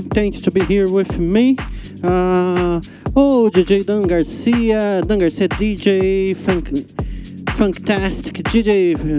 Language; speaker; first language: English; non-native, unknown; Portuguese